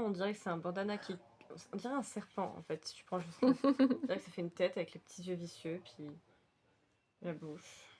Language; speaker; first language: French; native; French